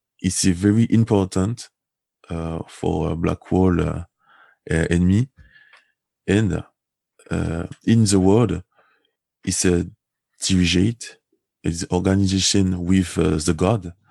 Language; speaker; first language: English; non-native, learner; French